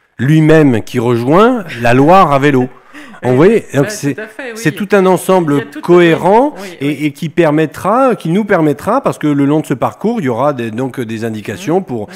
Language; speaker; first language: French; native; French